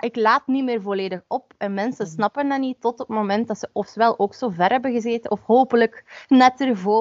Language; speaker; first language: Dutch; native; Dutch